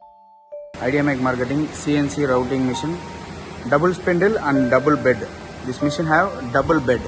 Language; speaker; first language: English; non-native, learner; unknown